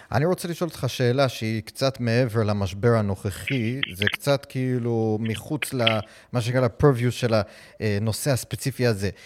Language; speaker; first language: Hebrew; non-native, fluent; English